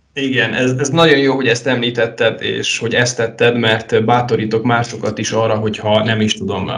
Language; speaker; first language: Hungarian; non-native, fluent; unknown